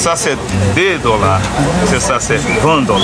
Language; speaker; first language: French; non-native, learner; Portuguese